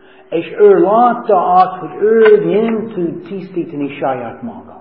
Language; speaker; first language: Hungarian; non-native, fluent; English